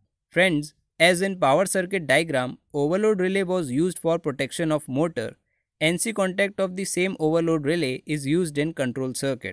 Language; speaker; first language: English; non-native, local second language; Hindi